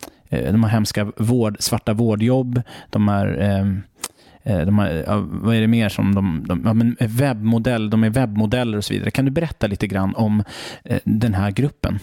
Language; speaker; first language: Swedish; native; Swedish